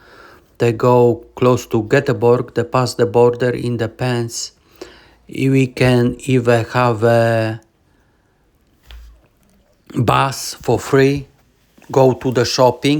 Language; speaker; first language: English; non-native, learner; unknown